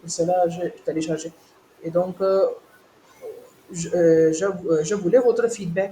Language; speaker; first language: French; non-native, learner; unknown